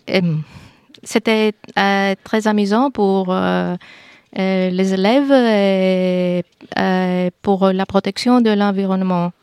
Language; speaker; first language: French; non-native, learner; Greek